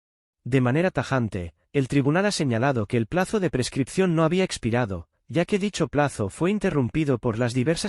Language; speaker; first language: Spanish; native; Spanish